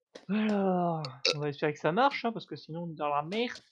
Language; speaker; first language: French; native; French